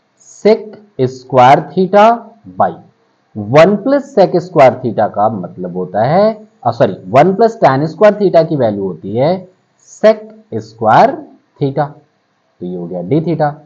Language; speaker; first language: Hindi; native; Hindi